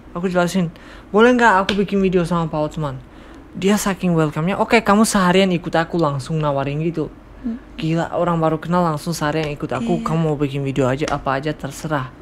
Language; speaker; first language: Indonesian; non-native, fluent; Tajik